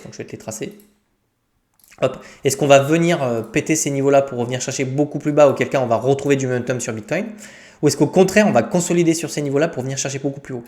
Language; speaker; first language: French; native; French